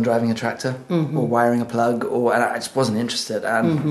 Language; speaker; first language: English; native; English